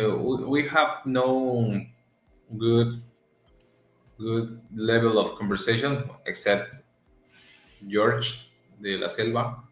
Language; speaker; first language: English; non-native, learner; Spanish